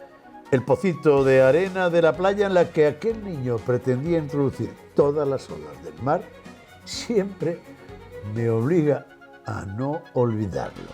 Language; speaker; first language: Spanish; native; Spanish